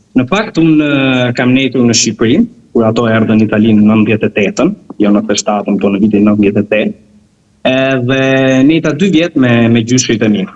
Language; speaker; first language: Albanian; early bilingual, heritage; Albanian